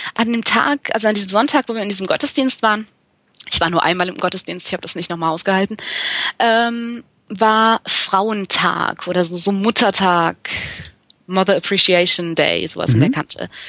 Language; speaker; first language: German; native; German